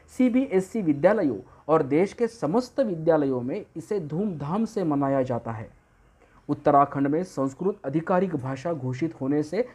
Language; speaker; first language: Hindi; non-native, local second language; Marathi